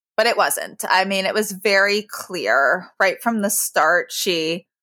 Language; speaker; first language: English; native; English